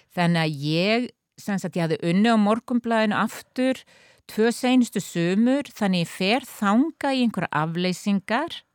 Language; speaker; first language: Icelandic; native; Icelandic